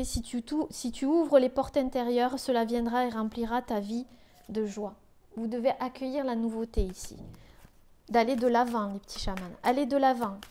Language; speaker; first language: French; native; French